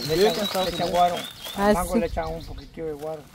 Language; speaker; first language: Spanish; native; Spanish